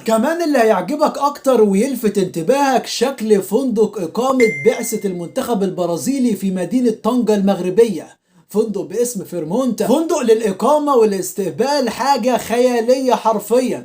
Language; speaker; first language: Arabic; native; Arabic